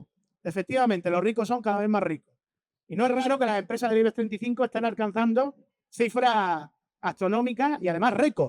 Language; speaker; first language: Spanish; native; Spanish